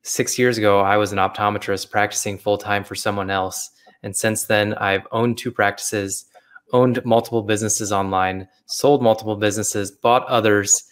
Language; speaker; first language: English; native; English